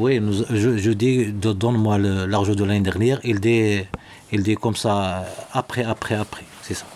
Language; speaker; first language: French; non-native, learner; Arabic